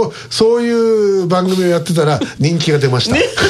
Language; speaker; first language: Japanese; native; Japanese